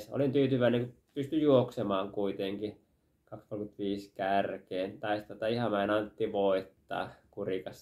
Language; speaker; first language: Finnish; native; Finnish